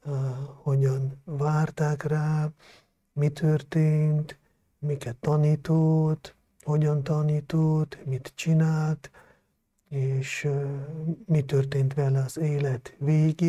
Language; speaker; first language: Hungarian; non-native, local second language; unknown